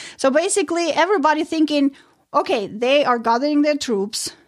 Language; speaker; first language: English; non-native, fluent; Ukrainian